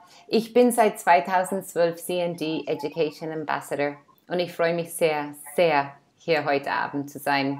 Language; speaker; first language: German; non-native, fluent; English